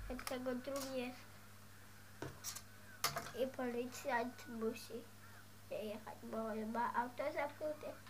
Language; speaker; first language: Polish; early bilingual, heritage; Dutch